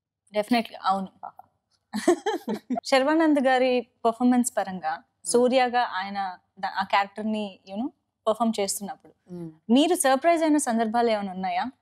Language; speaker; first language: Telugu; native; Telugu